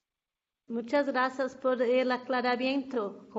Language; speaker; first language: Spanish; non-native, fluent; Portuguese